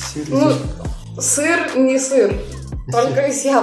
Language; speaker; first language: Russian; non-native, local second language; Lithuanian